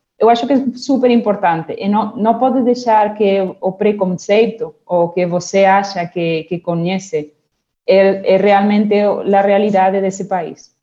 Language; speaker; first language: Portuguese; non-native, fluent; Spanish